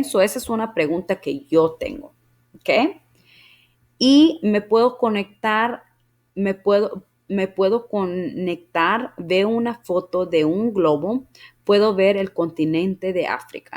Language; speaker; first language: Spanish; early bilingual, heritage; Spanish